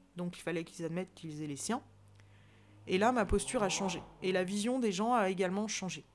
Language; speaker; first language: French; native; French